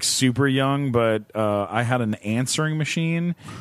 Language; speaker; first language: English; native; English